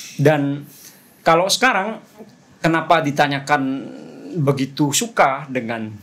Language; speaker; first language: Indonesian; non-native, local second language; Madurese